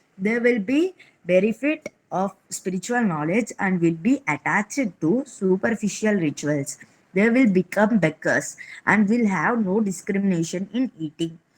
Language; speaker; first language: English; non-native, local second language; Telugu